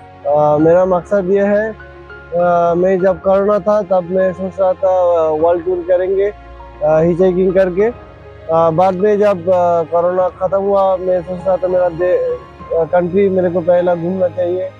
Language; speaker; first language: Hindi; non-native, fluent; Bangla